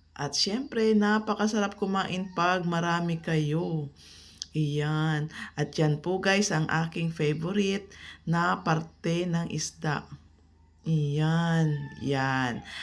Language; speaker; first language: Filipino; non-native, local second language; Kinaray-a